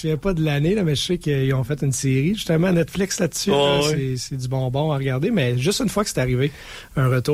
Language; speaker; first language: French; native; French